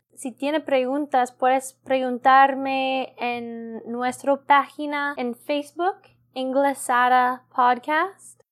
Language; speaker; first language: Spanish; non-native, learner; English